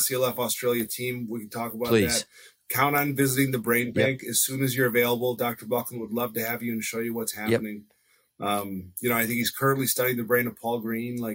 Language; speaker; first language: English; native; English